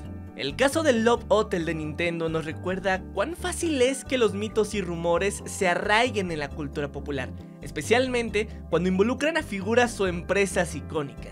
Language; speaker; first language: Spanish; native; Spanish